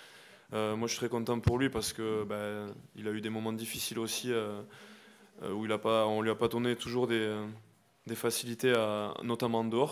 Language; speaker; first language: French; native; French